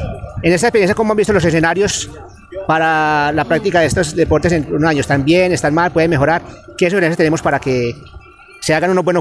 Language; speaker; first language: Spanish; native; Spanish